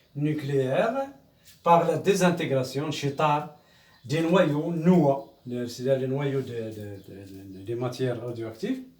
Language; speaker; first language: French; non-native, local second language; Arabic